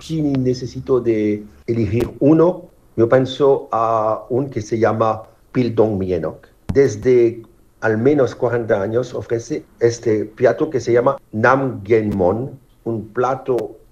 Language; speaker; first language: Spanish; non-native, fluent; French